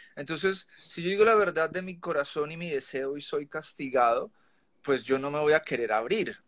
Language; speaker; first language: Spanish; native; Spanish